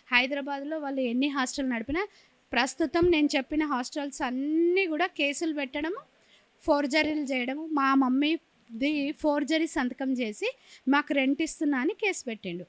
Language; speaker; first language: Telugu; native; Telugu